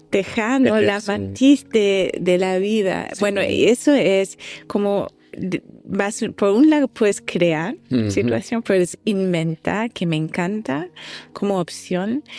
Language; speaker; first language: Spanish; non-native, fluent; German